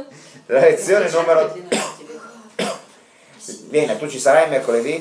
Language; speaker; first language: Italian; non-native, fluent; Russian